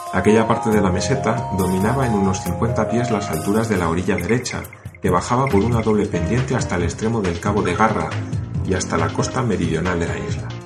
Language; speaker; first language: Spanish; native; Spanish